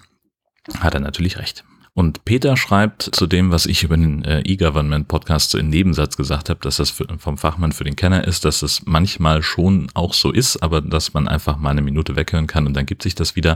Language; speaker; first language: German; native; German